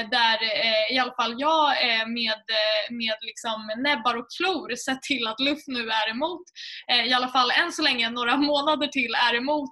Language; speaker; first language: Swedish; native; Swedish